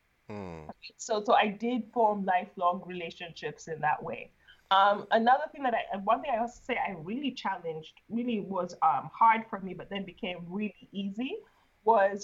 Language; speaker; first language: English; non-native, local second language; Ganda